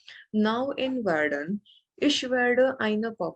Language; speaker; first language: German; non-native, learner; Malayalam